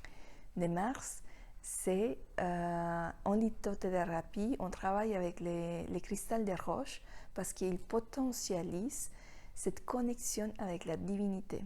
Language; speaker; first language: French; non-native, fluent; Spanish